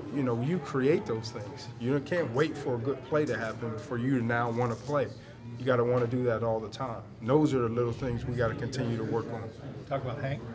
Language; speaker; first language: English; native; English